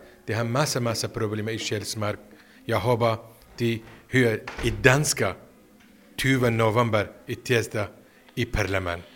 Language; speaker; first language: Danish; non-native, learner; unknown